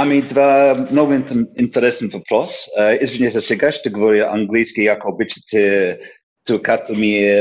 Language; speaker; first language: Bulgarian; non-native, learner; English